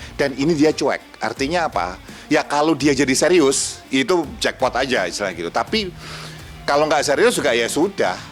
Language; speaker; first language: Indonesian; native; Indonesian